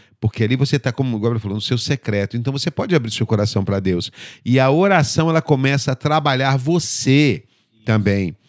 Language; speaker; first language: Portuguese; native; Portuguese